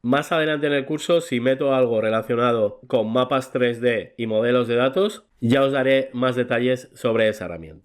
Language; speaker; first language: Spanish; native; Spanish